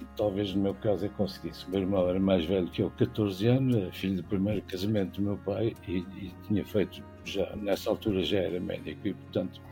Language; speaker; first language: Portuguese; native; Portuguese